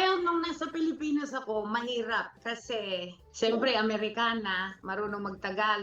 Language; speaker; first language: Filipino; early bilingual, heritage; Filipino